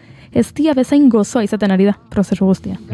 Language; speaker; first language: Basque; native; Basque